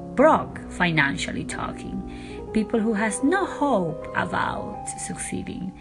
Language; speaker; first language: English; non-native, fluent; Spanish